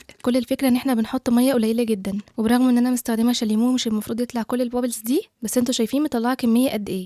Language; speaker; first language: Arabic; native; Arabic